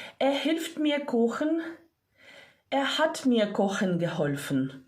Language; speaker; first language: German; non-native, fluent; Ukrainian